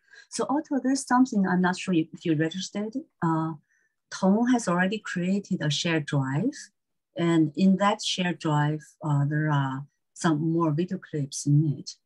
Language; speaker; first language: English; non-native, fluent; Chinese